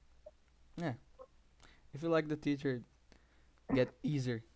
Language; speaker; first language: English; non-native, learner; Portuguese